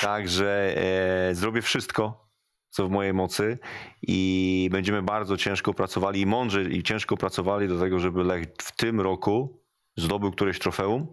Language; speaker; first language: Polish; native; Polish